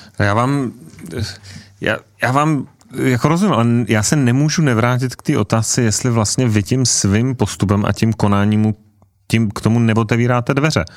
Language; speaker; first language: Czech; native; Czech